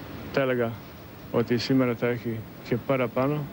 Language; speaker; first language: Greek; non-native, fluent; Serbian